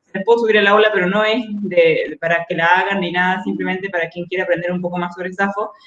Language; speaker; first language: Spanish; native; Spanish